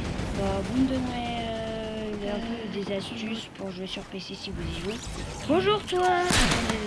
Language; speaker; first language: French; native; French